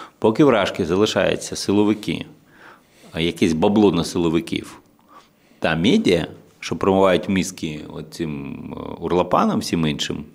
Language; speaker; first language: Ukrainian; non-native, local second language; Russian